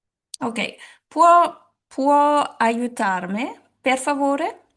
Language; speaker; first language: Italian; non-native, learner; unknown